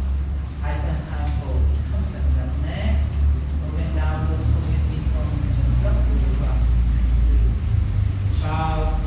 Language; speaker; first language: Vietnamese; non-native, fluent; Hindi